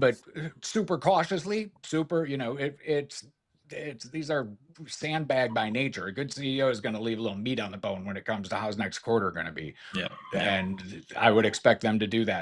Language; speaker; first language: English; native; English